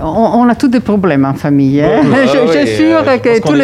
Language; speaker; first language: French; non-native, fluent; Italian